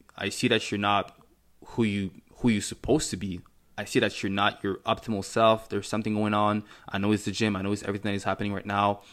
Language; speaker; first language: English; non-native, fluent; French